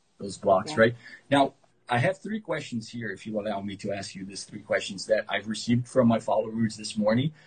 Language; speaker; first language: English; non-native, fluent; Portuguese